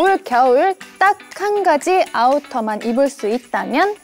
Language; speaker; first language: Korean; native; Korean